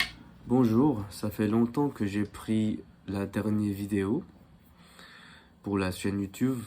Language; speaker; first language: French; non-native, fluent; Korean